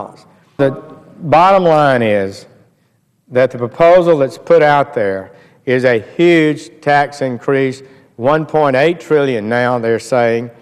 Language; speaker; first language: English; native; English